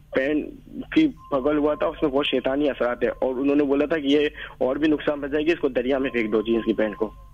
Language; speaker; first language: Urdu; native; Urdu